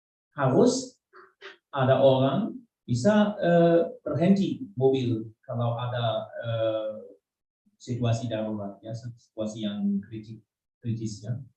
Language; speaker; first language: Indonesian; non-native, learner; German